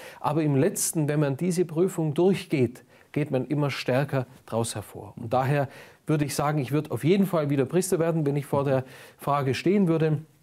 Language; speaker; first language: German; native; German